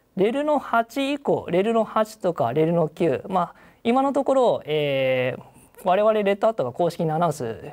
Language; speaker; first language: Japanese; native; Japanese